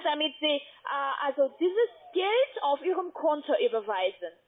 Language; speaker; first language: German; non-native, learner; Russian